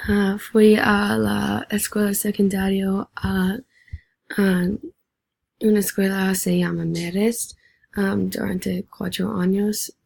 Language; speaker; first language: Spanish; non-native, learner; English